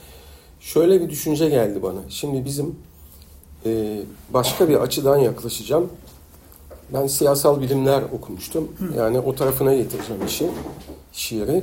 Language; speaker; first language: Turkish; native; Turkish